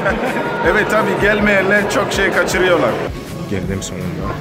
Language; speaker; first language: Turkish; non-native, fluent; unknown